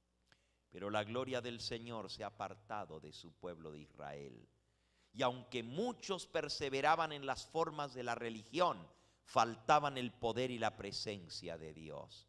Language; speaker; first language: Spanish; native; Spanish